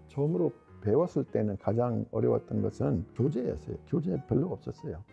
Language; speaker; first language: Korean; non-native, fluent; English